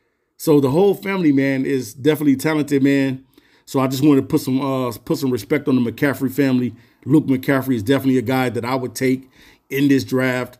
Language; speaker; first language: English; native; English